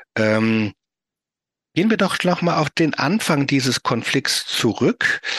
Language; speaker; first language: German; native; German